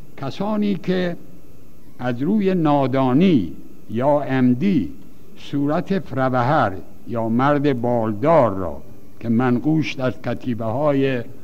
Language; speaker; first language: Persian; native; Persian